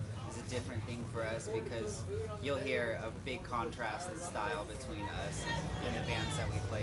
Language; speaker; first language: English; native; English